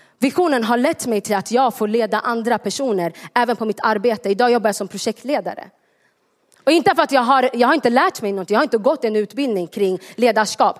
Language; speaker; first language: Swedish; early bilingual, other home language; Tigrinya